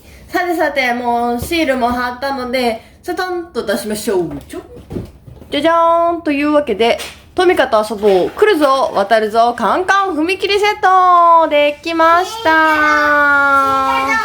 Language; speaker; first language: Japanese; native; Japanese